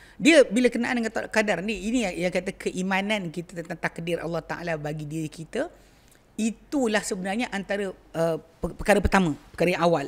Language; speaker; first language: Malay; native; Malay